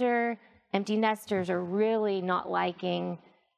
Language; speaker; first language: English; native; English